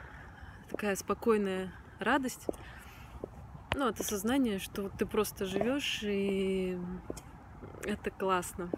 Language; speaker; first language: Russian; native; Russian